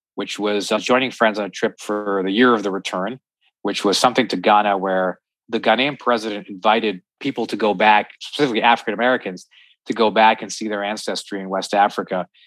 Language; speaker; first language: English; native; English